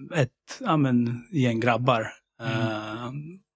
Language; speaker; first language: Swedish; early bilingual, other home language; Syriac